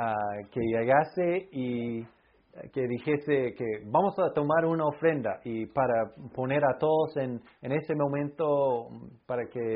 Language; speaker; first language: Spanish; non-native, fluent; English